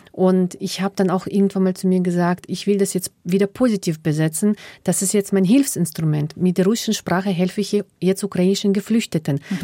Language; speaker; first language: German; early bilingual, other home language; Russian